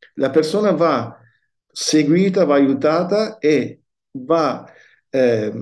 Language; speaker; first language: Italian; native; Italian